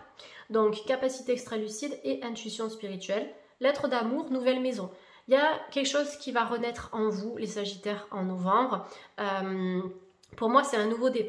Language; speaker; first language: French; native; French